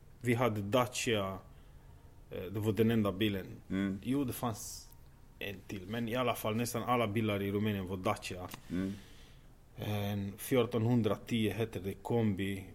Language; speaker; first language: Swedish; non-native, fluent; Romanian